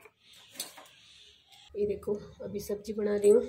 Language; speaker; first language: Hindi; native; Hindi